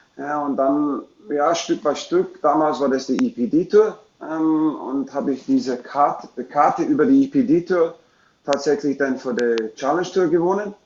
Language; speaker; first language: German; non-native, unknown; English